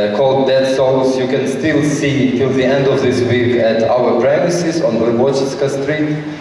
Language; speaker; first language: English; non-native, fluent; Ukrainian